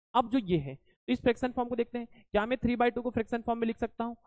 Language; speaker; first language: Hindi; native; Hindi